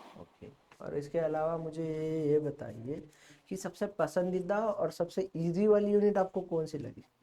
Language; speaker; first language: Hindi; native; Hindi